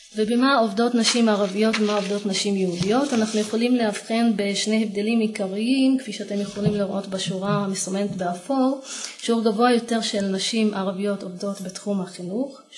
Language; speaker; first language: Hebrew; non-native, local second language; Arabic